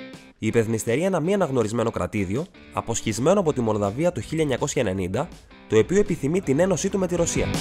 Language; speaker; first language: Greek; native; Greek